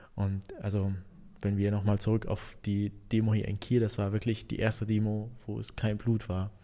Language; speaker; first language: German; non-native, fluent; Arabic